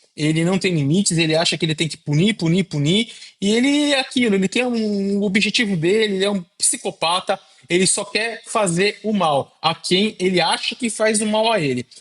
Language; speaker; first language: Portuguese; native; Portuguese